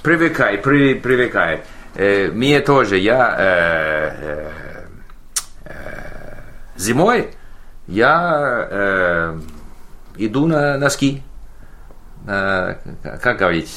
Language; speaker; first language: Russian; non-native, learner; English